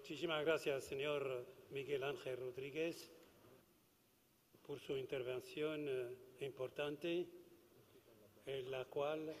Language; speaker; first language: Spanish; non-native, fluent; Arabic